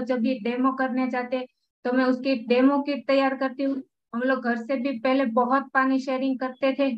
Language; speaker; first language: Hindi; non-native, local second language; Gujarati